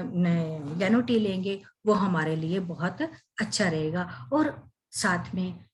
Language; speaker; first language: Hindi; native; Hindi